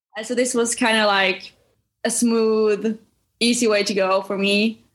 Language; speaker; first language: English; non-native, fluent; Norwegian